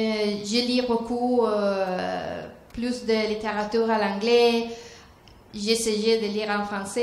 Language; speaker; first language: French; non-native, learner; Spanish